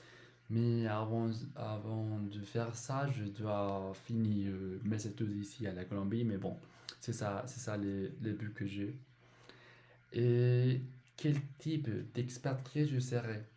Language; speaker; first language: French; non-native, learner; Spanish